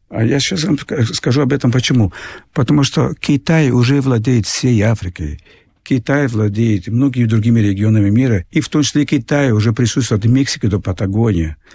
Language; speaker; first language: Russian; non-native, fluent; Portuguese